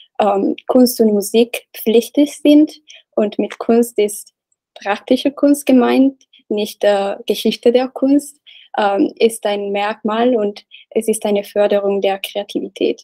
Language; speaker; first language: German; non-native, learner; Italian